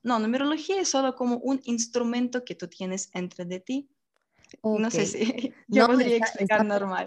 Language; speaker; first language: Spanish; non-native, learner; Russian